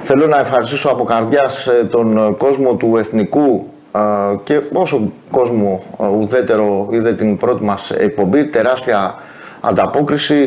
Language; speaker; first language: Greek; native; Greek